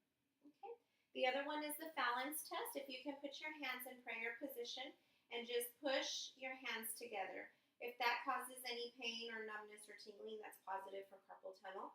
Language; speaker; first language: English; native; English